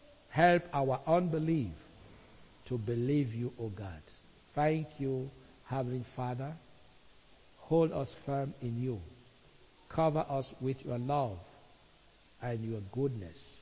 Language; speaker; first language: English; non-native, local second language; Igbo